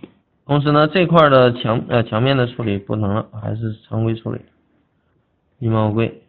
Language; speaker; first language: Chinese; native; Chinese